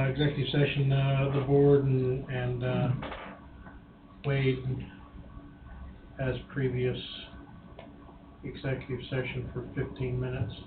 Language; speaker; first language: English; native; English